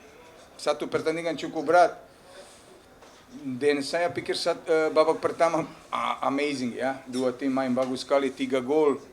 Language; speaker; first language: Indonesian; non-native, fluent; Serbian